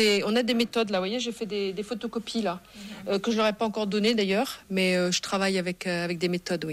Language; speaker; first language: French; native; French